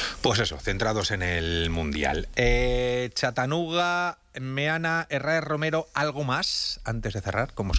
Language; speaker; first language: Spanish; native; Spanish